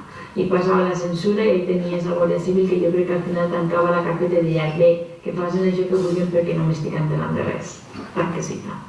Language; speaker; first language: Catalan; native; Catalan